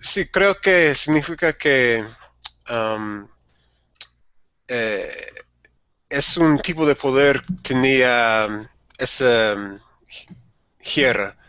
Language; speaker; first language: Spanish; non-native, learner; English